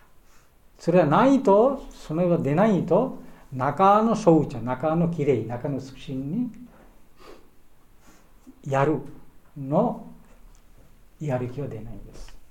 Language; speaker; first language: Japanese; non-native, learner; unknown